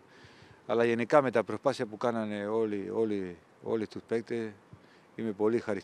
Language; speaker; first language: Greek; non-native, fluent; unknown